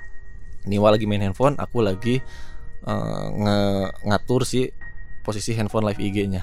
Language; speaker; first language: Indonesian; native; Indonesian